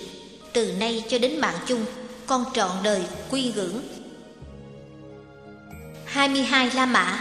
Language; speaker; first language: Vietnamese; native; Vietnamese